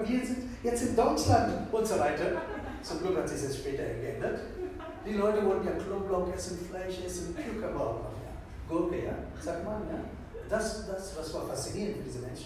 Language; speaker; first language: German; non-native, fluent; Tamil